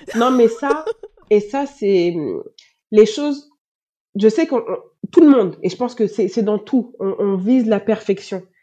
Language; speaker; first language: French; native; French